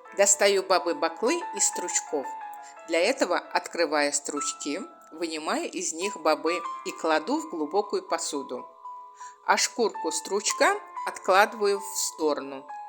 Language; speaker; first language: Russian; non-native, local second language; Azerbaijani